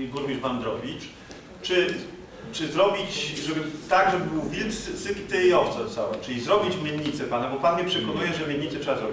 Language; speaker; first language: Polish; native; Polish